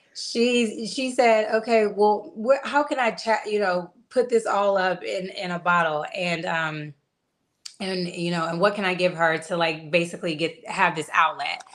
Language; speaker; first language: English; native; English